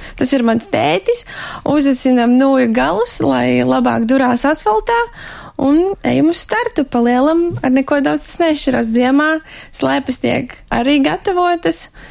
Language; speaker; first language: Latvian; native; Latvian